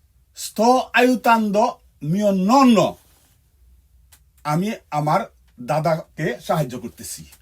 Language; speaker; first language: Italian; non-native, fluent; Bangla